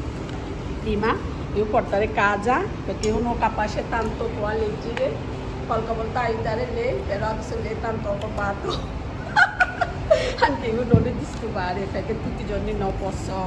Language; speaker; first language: Italian; non-native, learner; Bangla